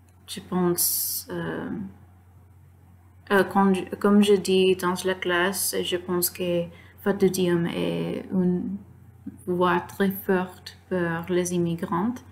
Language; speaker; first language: French; non-native, learner; Spanish